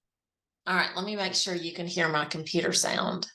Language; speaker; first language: English; native; English